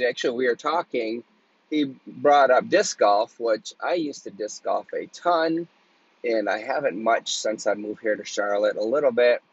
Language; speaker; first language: English; native; English